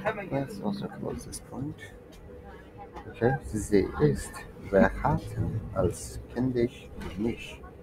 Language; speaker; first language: German; non-native, learner; Turkish